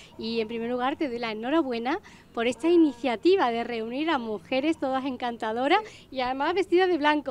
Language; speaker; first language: Spanish; native; Spanish